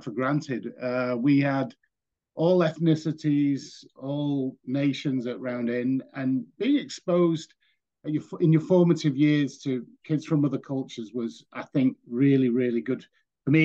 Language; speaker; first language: English; native; English